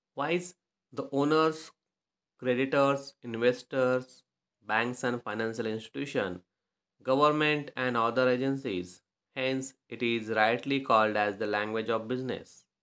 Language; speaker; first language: English; non-native, local second language; Marathi